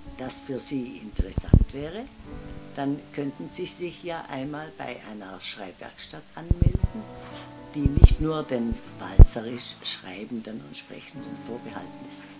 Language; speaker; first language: German; native; German